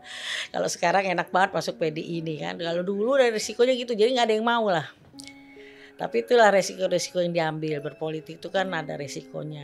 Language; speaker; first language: Indonesian; native; Indonesian